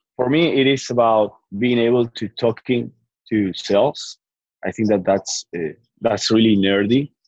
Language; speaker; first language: English; non-native, fluent; Spanish